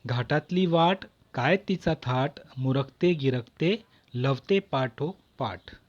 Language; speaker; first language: Marathi; non-native, local second language; Urdu